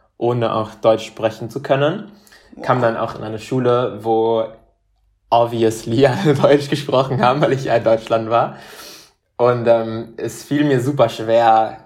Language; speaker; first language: German; non-native, fluent; Spanish